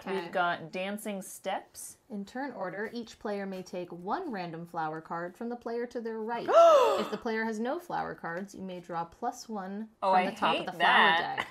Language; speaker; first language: English; native; English